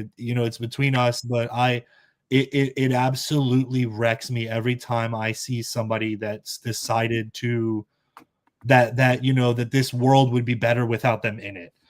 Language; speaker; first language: English; native; English